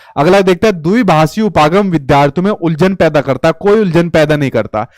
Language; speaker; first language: Hindi; native; Hindi